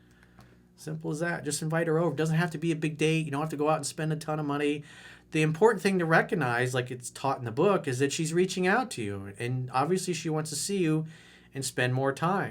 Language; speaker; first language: English; native; English